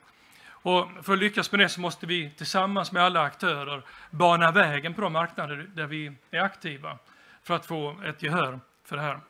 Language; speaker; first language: Swedish; native; Swedish